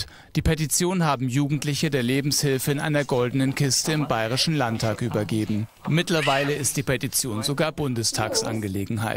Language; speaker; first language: German; native; German